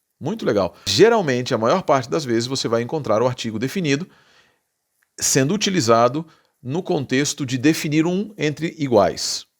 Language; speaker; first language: Portuguese; native; Portuguese